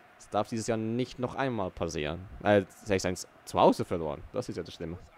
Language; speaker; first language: German; early bilingual, other home language; Portuguese